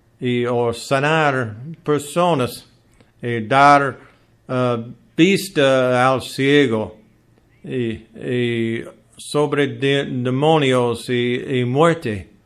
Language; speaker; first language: Spanish; non-native, learner; English